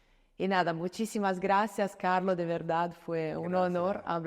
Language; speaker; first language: Spanish; non-native, fluent; Italian